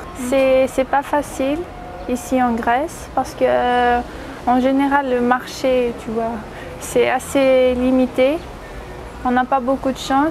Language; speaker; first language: French; early bilingual, heritage; French